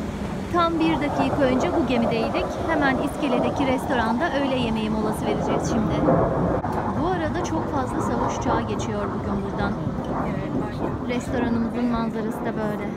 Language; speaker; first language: Turkish; native; Turkish